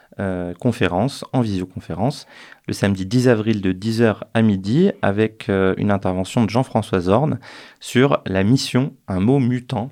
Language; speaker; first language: French; native; French